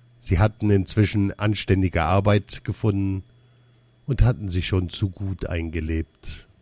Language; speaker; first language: German; early bilingual, other home language; Russian